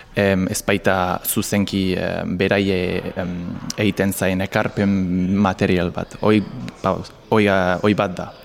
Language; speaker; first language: Basque; non-native, fluent; English